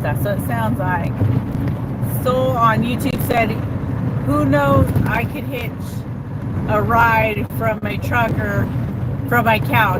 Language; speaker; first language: English; native; English